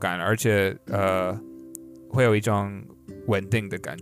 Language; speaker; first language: Chinese; non-native, fluent; English